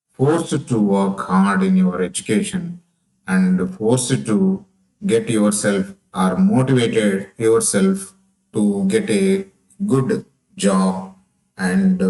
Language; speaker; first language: English; non-native, local second language; Telugu